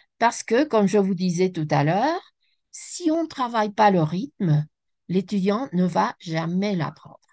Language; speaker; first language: French; non-native, fluent; Spanish